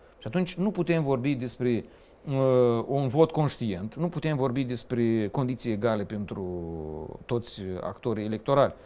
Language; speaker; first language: Romanian; native; Romanian